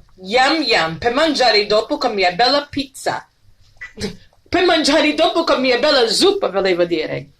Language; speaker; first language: Italian; non-native, learner; English